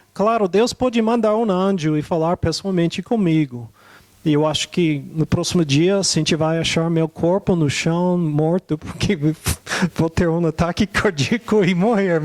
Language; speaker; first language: Portuguese; non-native, fluent; English